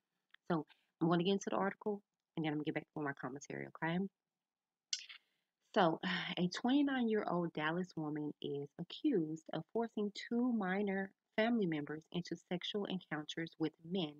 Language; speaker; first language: English; native; English